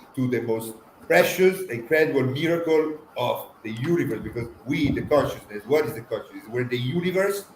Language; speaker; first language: English; non-native, fluent; Italian